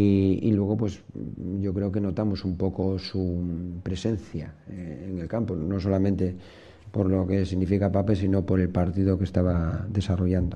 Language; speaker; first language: Spanish; native; Spanish